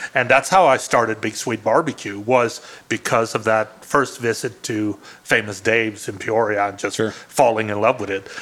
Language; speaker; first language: English; non-native, fluent; Swedish